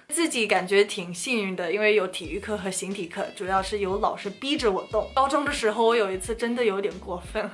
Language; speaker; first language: Chinese; non-native, fluent; English